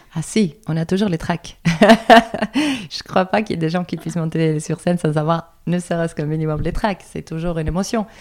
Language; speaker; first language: French; non-native, fluent; Spanish